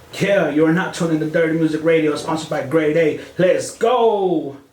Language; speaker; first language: English; native; English